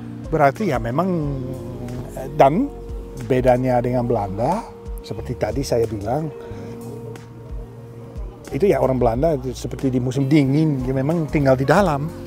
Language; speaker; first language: Indonesian; non-native, fluent; Dutch